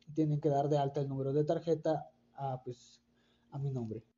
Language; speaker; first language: Spanish; native; Spanish